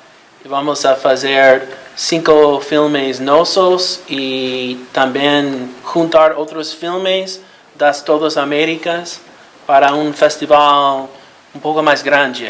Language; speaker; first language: Portuguese; non-native, learner; Spanish